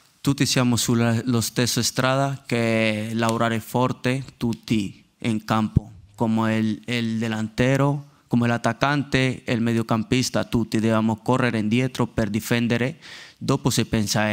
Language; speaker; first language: Italian; non-native, learner; Spanish